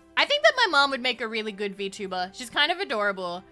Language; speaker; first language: English; native; English